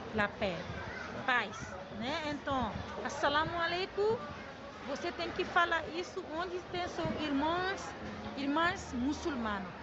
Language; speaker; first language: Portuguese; non-native, learner; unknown